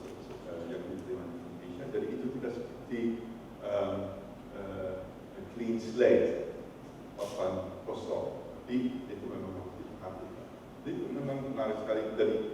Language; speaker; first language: Indonesian; non-native, fluent; Dutch